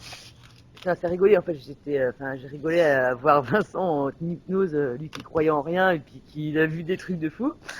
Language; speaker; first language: French; native; French